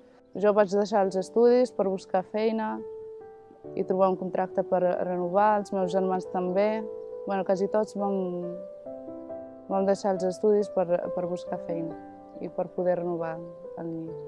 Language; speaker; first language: Catalan; early bilingual, other home language; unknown